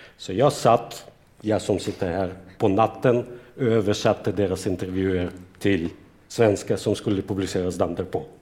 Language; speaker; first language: Swedish; non-native, fluent; Russian